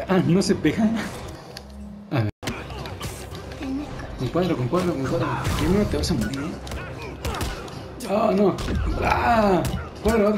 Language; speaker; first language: Spanish; native; Spanish